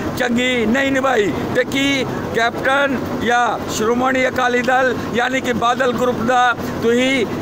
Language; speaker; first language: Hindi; non-native, local second language; Punjabi